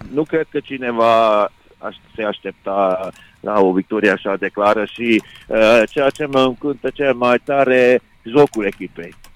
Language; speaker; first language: Romanian; non-native, local second language; Hungarian